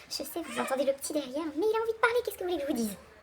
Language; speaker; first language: French; native; French